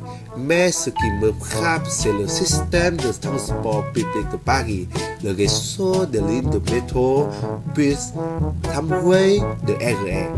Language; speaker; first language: French; non-native, learner; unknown